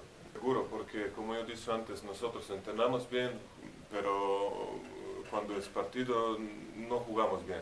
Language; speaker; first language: Spanish; non-native, learner; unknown